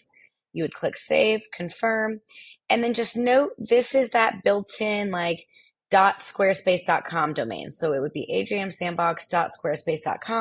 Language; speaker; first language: English; native; English